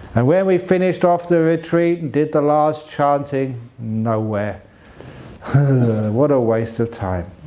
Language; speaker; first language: English; native; English